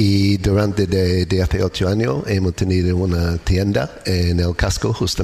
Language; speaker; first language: Spanish; non-native, learner; English